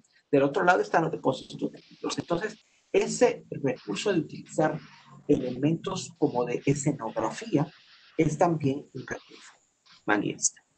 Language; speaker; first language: Spanish; native; Spanish